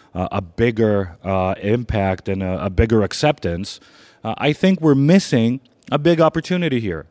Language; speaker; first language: English; non-native, fluent; Greek